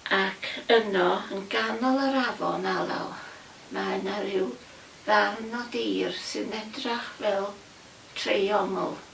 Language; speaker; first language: Welsh; native; Welsh